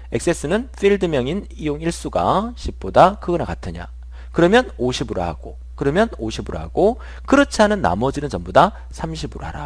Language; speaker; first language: Korean; native; Korean